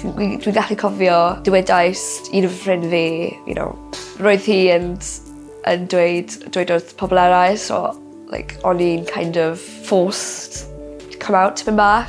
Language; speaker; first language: Welsh; non-native, local second language; English